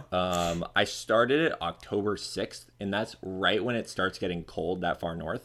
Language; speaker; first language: English; native; English